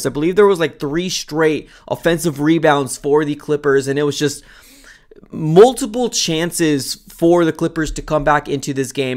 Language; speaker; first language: English; native; English